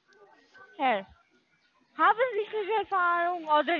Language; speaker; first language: German; non-native, learner; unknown